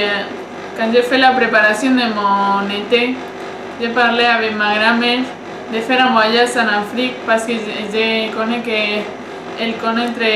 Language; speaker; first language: French; non-native, learner; Spanish